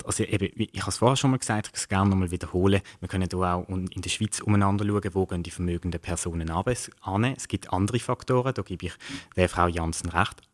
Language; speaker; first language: German; native; German